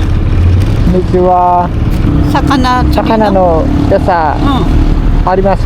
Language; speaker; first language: Japanese; non-native, learner; Nepali